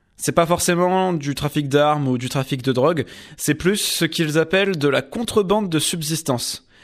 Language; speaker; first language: French; native; French